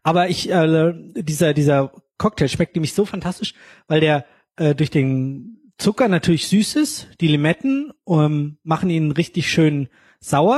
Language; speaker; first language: German; native; German